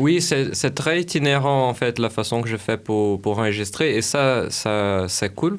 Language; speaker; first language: French; non-native, fluent; Portuguese